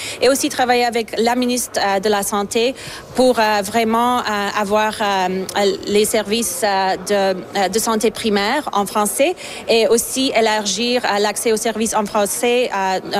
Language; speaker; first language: French; non-native, fluent; Slovak